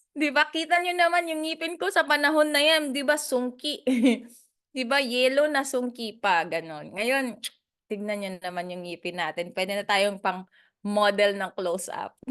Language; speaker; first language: Filipino; non-native, local second language; Cebuano